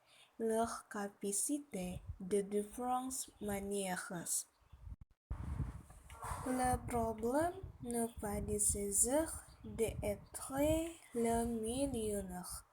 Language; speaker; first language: French; non-native, learner; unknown